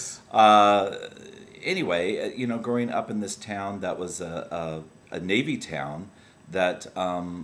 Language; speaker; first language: English; native; English